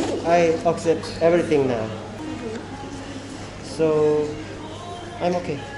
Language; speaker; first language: English; non-native, learner; Korean